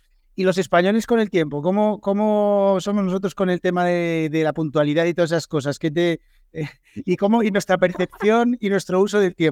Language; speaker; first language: Spanish; native; Spanish